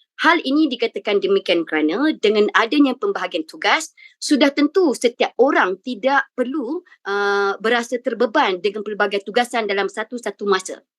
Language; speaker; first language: Malay; native; Malay